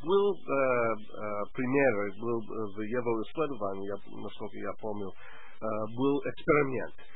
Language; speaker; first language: Russian; non-native, learner; English